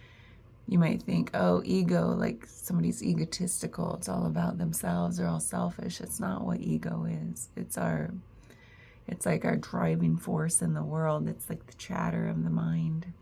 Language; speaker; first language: English; native; English